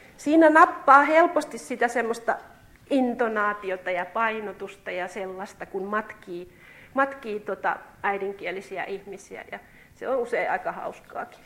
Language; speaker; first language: Finnish; native; Finnish